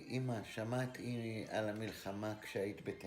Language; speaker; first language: Hebrew; native; Hebrew